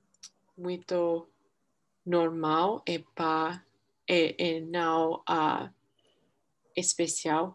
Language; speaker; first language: Portuguese; non-native, learner; English